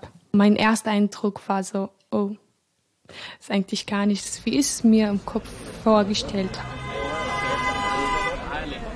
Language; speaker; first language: German; non-native, fluent; Arabic